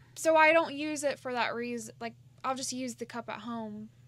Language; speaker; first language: English; native; English